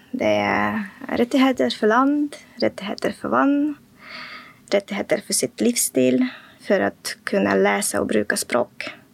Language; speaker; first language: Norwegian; non-native, fluent; Russian